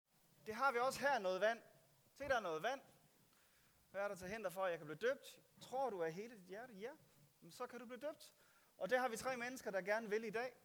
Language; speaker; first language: Danish; native; Danish